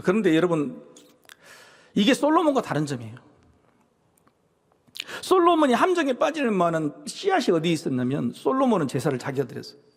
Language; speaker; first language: Korean; native; Korean